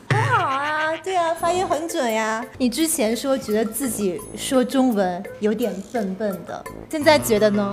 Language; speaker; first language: Chinese; native; Chinese